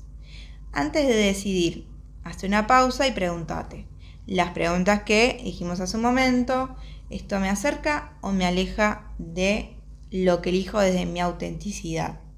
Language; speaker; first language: Spanish; native; Spanish